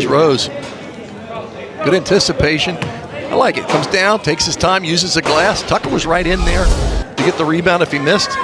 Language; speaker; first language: English; native; English